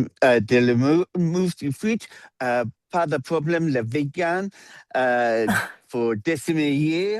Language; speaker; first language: French; non-native, learner; English